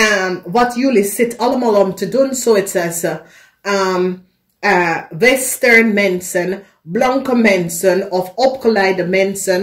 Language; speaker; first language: Dutch; non-native, fluent; English